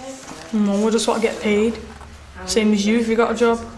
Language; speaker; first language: English; native; English